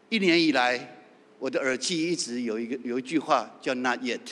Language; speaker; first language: Chinese; native; Chinese